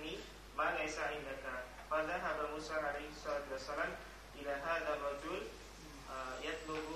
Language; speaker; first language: Arabic; non-native, learner; Indonesian